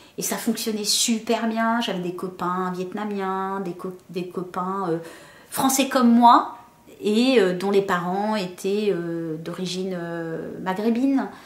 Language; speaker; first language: French; early bilingual, other home language; Kabyle